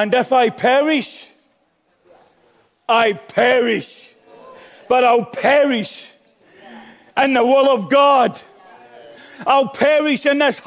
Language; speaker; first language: English; native; English